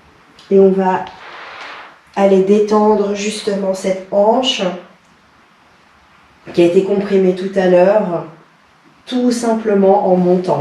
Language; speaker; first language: French; native; French